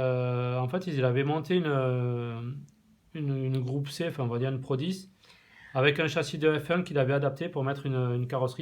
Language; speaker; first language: French; native; French